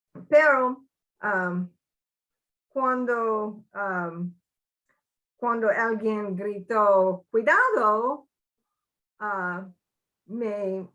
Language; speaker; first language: Spanish; non-native, learner; English